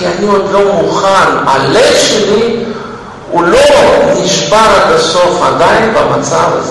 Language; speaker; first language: Hebrew; non-native, fluent; Russian